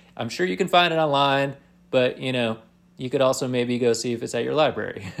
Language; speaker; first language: English; native; English